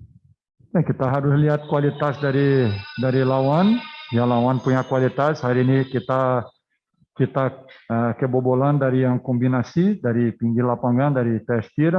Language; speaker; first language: Indonesian; non-native, fluent; Portuguese